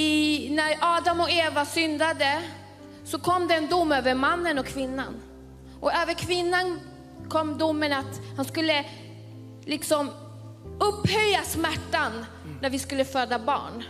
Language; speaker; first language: Swedish; early bilingual, other home language; Spanish